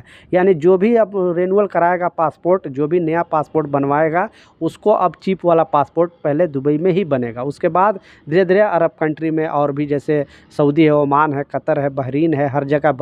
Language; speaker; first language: Hindi; native; Hindi